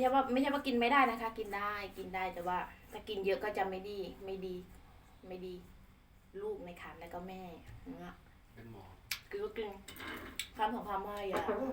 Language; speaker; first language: Thai; non-native, local second language; Khmer